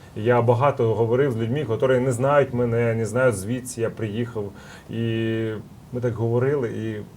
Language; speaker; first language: Ukrainian; early bilingual, heritage; Russian